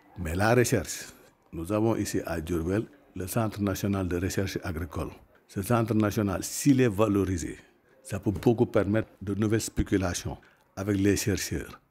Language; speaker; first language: French; non-native, local second language; Wolof